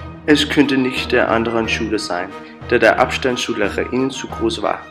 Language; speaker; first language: German; non-native, learner; Danish